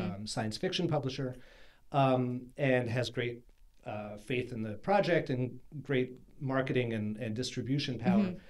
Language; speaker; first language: English; native; English